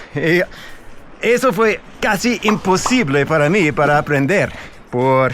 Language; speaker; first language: Spanish; non-native, fluent; English